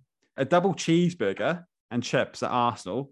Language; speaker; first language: English; native; English